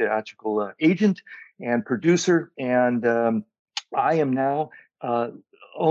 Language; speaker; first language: English; native; English